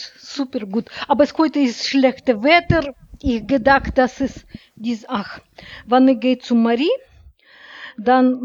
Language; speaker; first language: German; non-native, learner; Russian